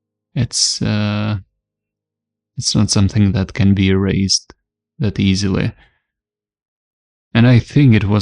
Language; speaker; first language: English; non-native, fluent; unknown